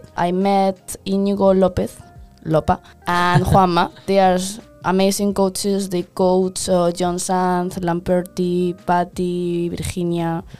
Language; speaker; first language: English; non-native, fluent; Spanish